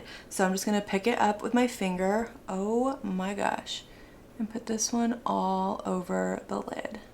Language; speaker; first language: English; native; English